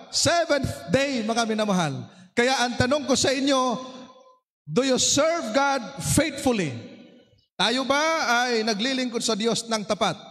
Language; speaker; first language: Filipino; native; Filipino